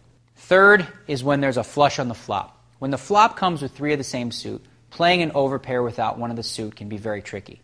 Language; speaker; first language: English; native; English